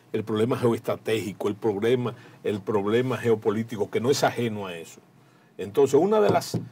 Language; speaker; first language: Spanish; native; Spanish